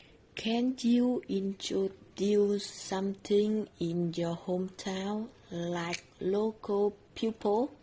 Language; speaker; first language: English; non-native, learner; Vietnamese